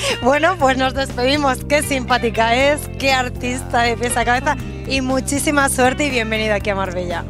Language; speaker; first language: Spanish; native; Spanish